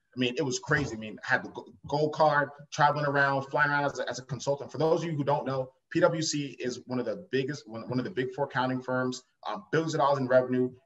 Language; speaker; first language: English; native; English